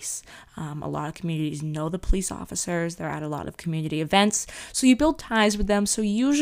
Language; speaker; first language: English; native; English